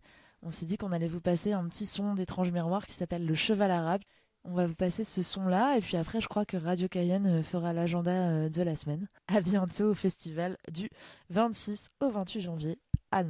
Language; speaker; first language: French; native; French